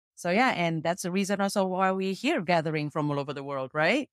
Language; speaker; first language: English; non-native, fluent; Indonesian